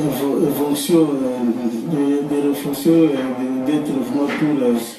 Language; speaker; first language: French; non-native, local second language; Lingala